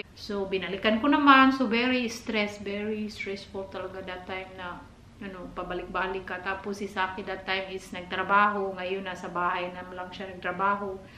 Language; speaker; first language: Filipino; non-native, local second language; Cebuano